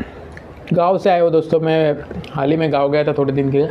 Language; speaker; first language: Hindi; non-native, local second language; Marathi